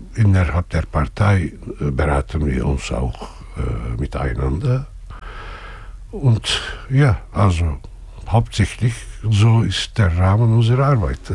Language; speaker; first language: German; non-native, fluent; Kurdish